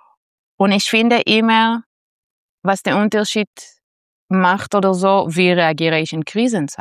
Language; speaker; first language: German; non-native, fluent; Hebrew